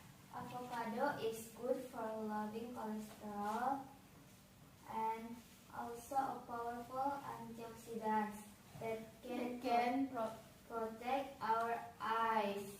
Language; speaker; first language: English; non-native, learner; Indonesian